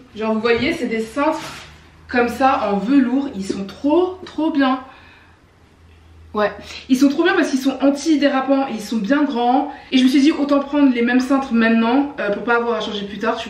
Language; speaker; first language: French; native; French